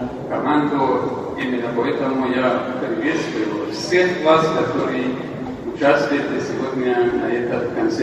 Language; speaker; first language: Russian; non-native, fluent; Persian